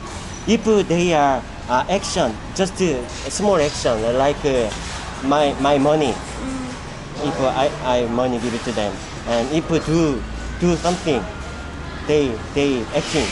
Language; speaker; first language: English; non-native, learner; Korean